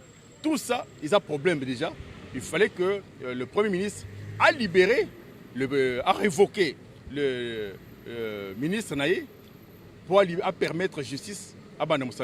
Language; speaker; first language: French; non-native, local second language; Lingala